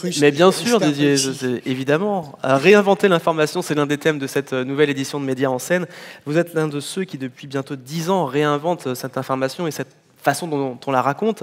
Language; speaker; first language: French; native; French